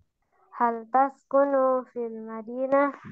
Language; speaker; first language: Arabic; non-native, learner; Indonesian